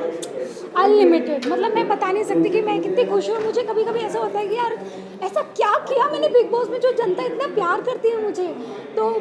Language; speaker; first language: Hindi; native; Hindi